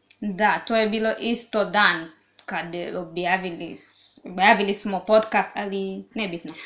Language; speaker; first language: Serbian; non-native, learner; Swahili